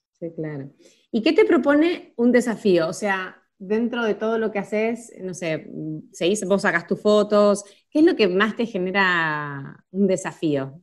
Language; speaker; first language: Spanish; native; Spanish